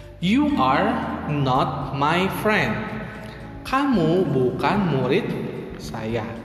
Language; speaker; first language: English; non-native, fluent; Indonesian